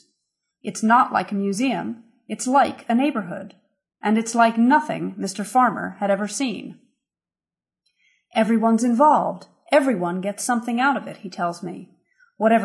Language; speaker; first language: English; native; English